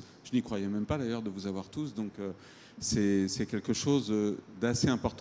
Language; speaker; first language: French; native; French